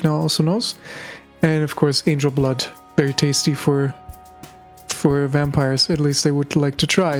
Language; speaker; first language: English; non-native, fluent; German